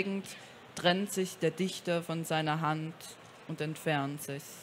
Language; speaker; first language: German; native; German